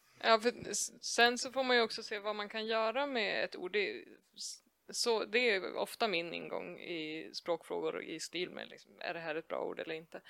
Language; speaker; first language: Swedish; native; Swedish